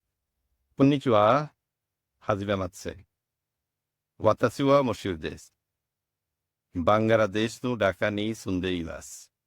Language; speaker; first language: Japanese; non-native, learner; Bangla